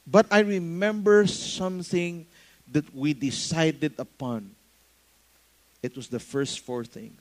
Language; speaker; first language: English; non-native, local second language; Filipino